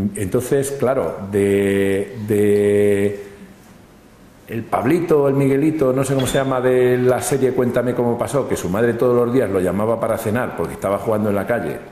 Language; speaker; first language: Spanish; native; Spanish